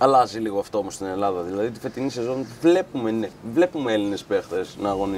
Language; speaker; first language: Greek; native; Greek